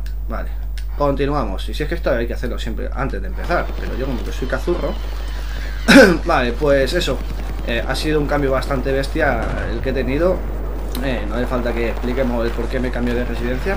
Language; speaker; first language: Spanish; native; Spanish